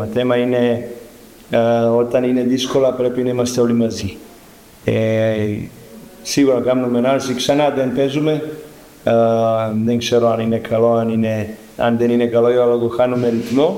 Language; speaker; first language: Greek; non-native, learner; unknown